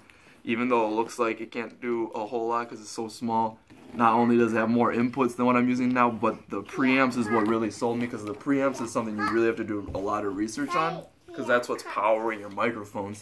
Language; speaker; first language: English; native; English